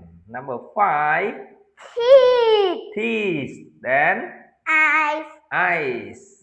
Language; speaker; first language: English; non-native, learner; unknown